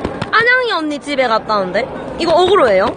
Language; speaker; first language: Korean; native; Korean